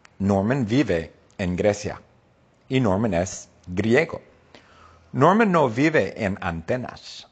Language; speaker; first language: Spanish; non-native, fluent; English